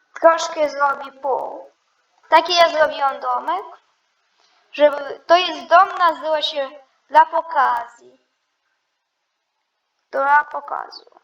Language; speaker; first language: Polish; non-native, learner; Ukrainian